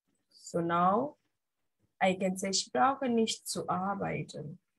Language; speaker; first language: German; non-native, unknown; Hindi